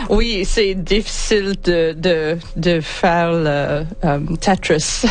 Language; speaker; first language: French; non-native, fluent; English